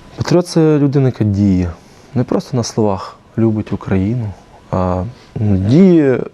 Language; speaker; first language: Ukrainian; native; Ukrainian